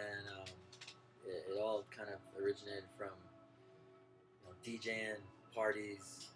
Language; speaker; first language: English; native; English